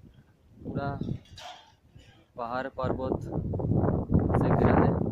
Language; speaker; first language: Hindi; non-native, local second language; Bangla